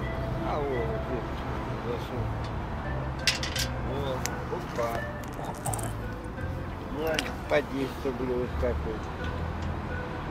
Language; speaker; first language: Russian; native; Russian